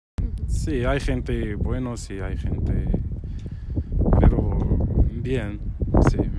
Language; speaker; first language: Spanish; non-native, learner; Arabic